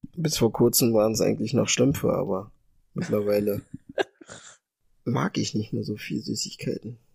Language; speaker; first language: German; early bilingual, other home language; Ga